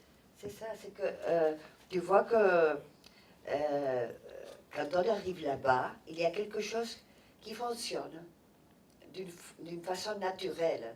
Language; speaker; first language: French; non-native, fluent; Catalan